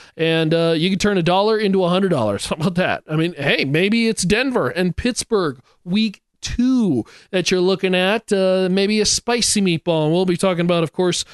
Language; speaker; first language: English; native; English